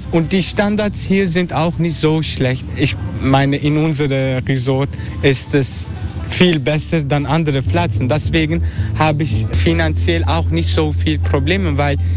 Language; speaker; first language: German; non-native, learner; Turkish